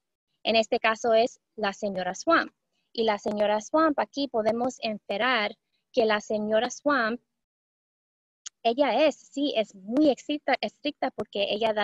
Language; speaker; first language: Spanish; early bilingual, heritage; Spanish